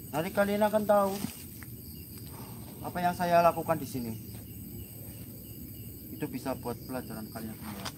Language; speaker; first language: Indonesian; non-native, local second language; Javanese